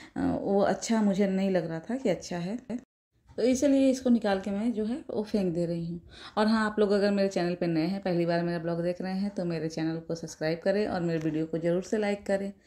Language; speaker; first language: Hindi; native; Hindi